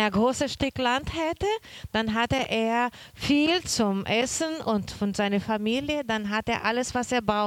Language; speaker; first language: German; non-native, learner; Portuguese